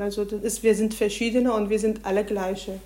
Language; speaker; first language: German; non-native, learner; Arabic